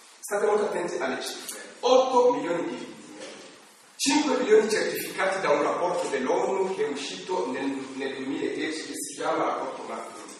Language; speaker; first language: Italian; non-native, fluent; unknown